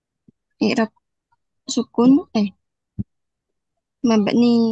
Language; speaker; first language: Arabic; non-native, learner; Indonesian